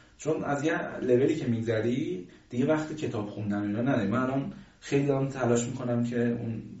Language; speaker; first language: Persian; native; Persian